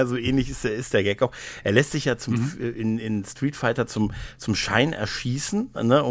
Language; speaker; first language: German; native; German